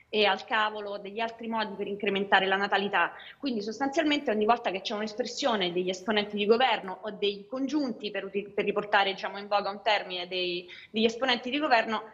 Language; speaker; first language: Italian; native; Italian